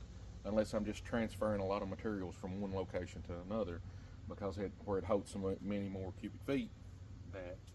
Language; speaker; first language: English; native; English